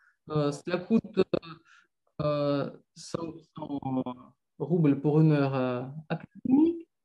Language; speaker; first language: French; non-native, fluent; Russian